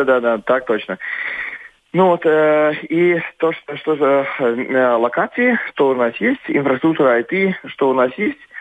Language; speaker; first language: Russian; non-native, local second language; Latvian